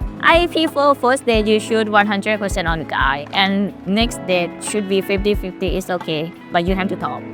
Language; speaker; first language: English; non-native, learner; Thai